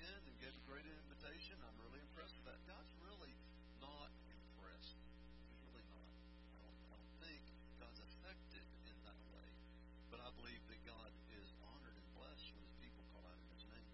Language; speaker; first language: English; native; English